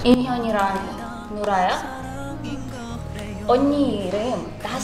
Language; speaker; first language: Korean; non-native, learner; Russian